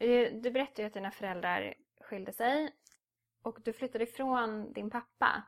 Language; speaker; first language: Swedish; native; Swedish